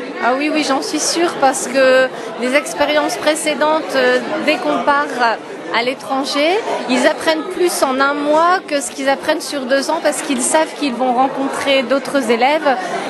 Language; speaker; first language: French; native; French